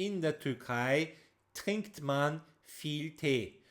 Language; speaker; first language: German; non-native, fluent; Turkish